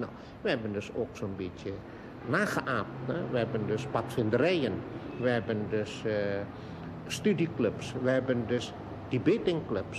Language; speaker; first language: Dutch; non-native, local second language; Indonesian